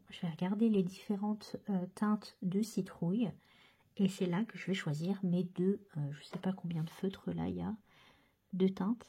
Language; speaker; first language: French; native; French